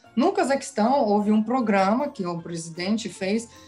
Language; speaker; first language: Portuguese; non-native, fluent; Kazakh